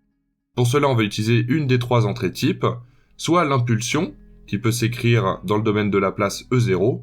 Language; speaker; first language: French; native; French